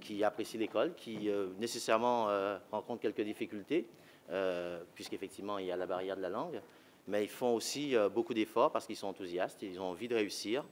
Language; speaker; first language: French; native; French